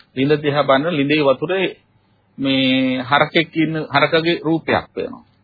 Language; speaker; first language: Sinhala; native; Sinhala